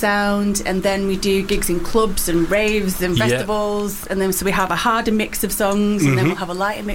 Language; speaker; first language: English; native; English